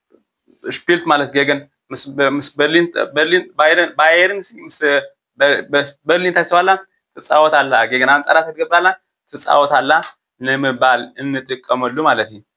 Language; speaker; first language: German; non-native, fluent; Tigrinya